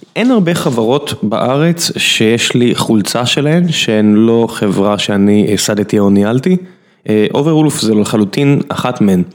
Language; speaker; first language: Hebrew; native; Hebrew